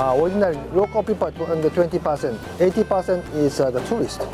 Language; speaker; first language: English; non-native, learner; Japanese